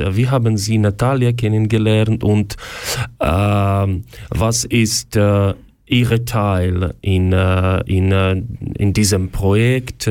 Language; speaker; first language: German; non-native, learner; Ukrainian